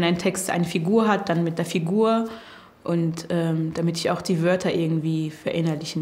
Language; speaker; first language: German; non-native, fluent; Arabic